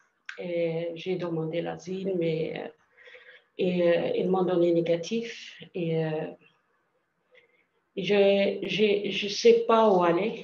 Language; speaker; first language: French; non-native, learner; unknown